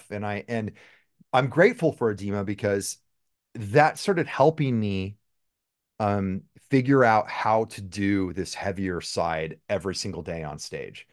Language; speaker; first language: English; native; English